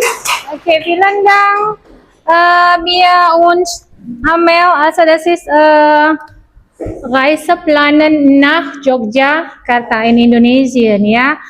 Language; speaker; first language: German; non-native, learner; Indonesian